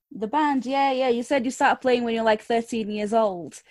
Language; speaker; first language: English; non-native, fluent; Portuguese